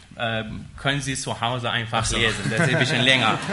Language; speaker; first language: German; non-native, learner; Persian